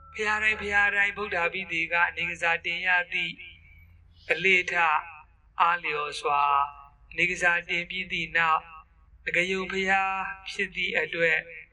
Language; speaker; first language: Burmese; native; Burmese